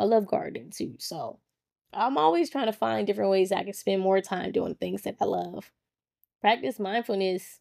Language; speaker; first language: English; native; English